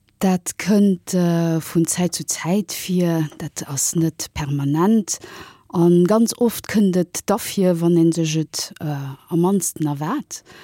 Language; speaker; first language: Luxembourgish; early bilingual, other home language; Kabuverdianu